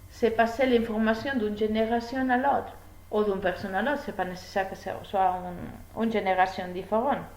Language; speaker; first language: French; non-native, learner; Spanish